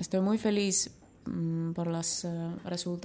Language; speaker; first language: Spanish; non-native, learner; Finnish